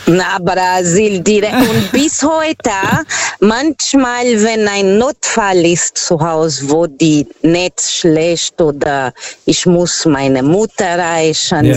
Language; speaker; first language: German; non-native, fluent; Portuguese